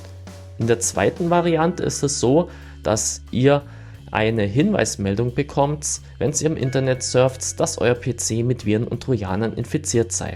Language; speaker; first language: German; native; German